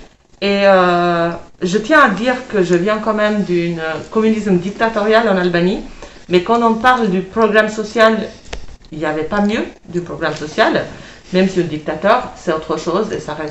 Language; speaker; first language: French; non-native, fluent; Albanian